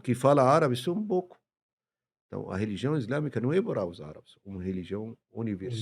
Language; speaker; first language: Portuguese; non-native, fluent; Arabic